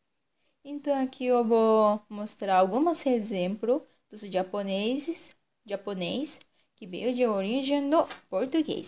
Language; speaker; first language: Portuguese; non-native, local second language; Japanese